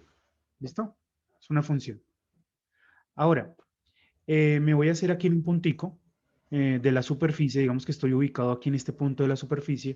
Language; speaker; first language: Spanish; native; Spanish